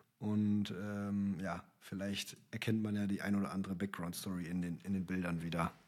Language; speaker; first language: German; native; German